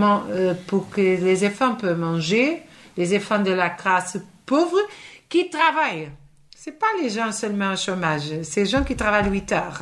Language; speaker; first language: French; non-native, fluent; Portuguese